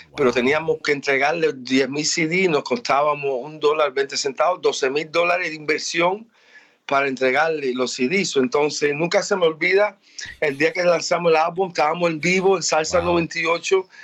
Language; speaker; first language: Spanish; early bilingual, heritage; Spanish